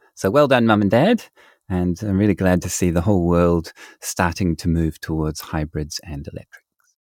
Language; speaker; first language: English; native; English